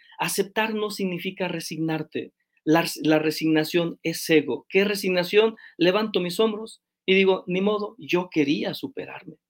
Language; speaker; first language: Spanish; native; Spanish